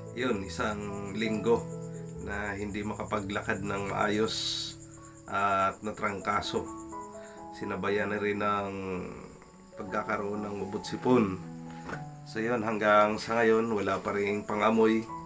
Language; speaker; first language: Filipino; non-native, local second language; Bikol